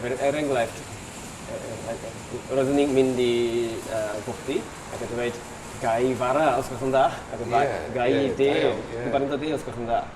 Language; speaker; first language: Welsh; non-native, learner; Japanese